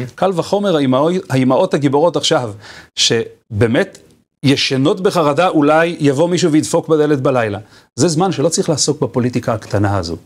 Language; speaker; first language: Hebrew; native; Hebrew